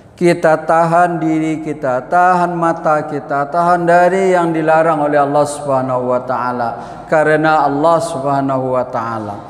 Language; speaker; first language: Malay; non-native, local second language; Minangkabau